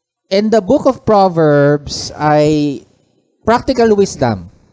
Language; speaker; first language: English; non-native, local second language; Filipino